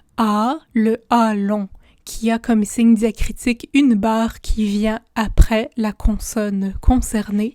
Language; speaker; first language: French; native; French